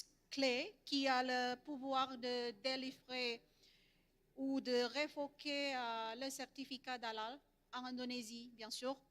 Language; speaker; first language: French; non-native, fluent; Indonesian